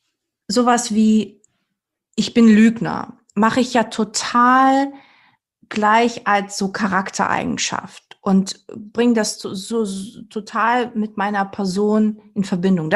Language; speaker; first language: German; early bilingual, other home language; Portuguese